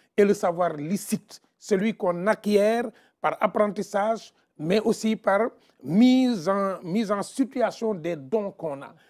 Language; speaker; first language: French; non-native, local second language; Wolof